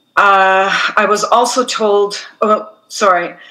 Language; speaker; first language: English; native; English